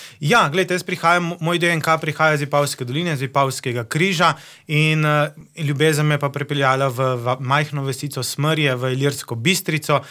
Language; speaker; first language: Slovenian; native; Slovenian